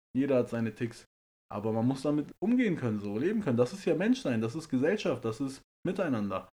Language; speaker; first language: German; early bilingual, other home language; Persian